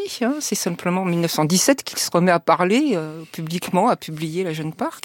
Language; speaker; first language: French; native; French